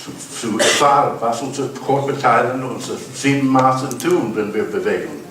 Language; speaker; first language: German; non-native, learner; English